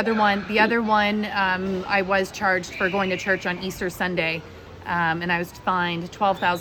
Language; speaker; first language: English; native; English